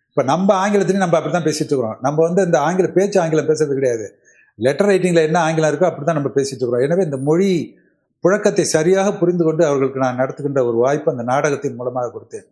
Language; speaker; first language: Tamil; native; Tamil